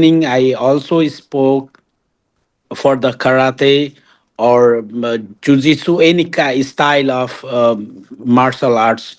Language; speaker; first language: English; non-native, learner; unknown